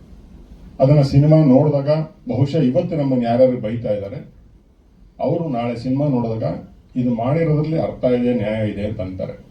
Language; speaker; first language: Kannada; native; Kannada